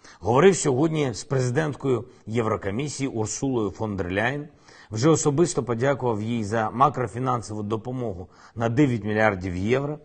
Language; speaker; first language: Ukrainian; non-native, local second language; Russian